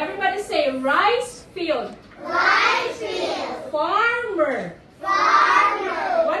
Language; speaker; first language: English; non-native, fluent; Filipino